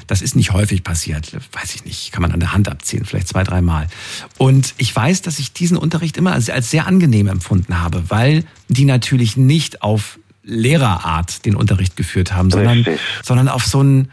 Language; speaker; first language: German; native; German